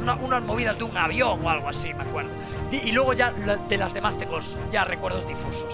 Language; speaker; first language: Spanish; native; Spanish